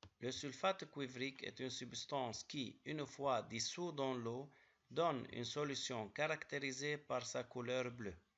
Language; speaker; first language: French; non-native, local second language; Arabic